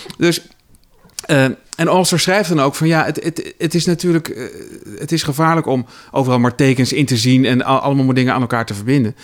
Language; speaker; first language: Dutch; native; Dutch